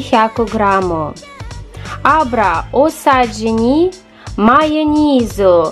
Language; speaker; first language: Japanese; non-native, fluent; Russian